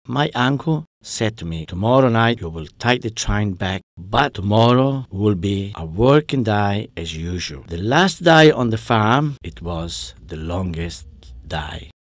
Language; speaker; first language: English; non-native, fluent; Italian